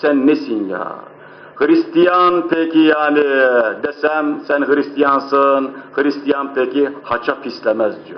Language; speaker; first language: Turkish; native; Turkish